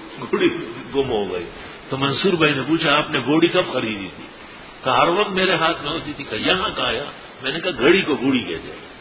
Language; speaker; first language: Urdu; non-native, local second language; Pashto